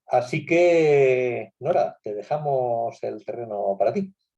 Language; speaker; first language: Spanish; native; Spanish